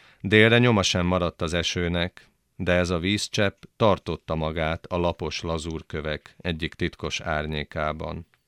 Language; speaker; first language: Hungarian; native; Hungarian